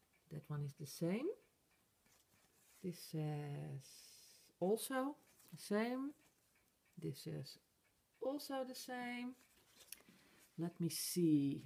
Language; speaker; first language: English; non-native, fluent; Dutch